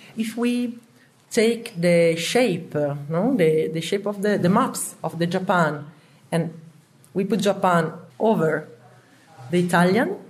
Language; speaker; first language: English; non-native, learner; Italian